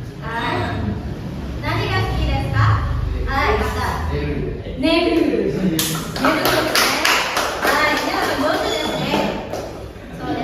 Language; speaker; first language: Japanese; non-native, fluent; Indonesian